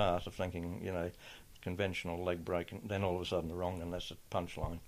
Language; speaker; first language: English; native; English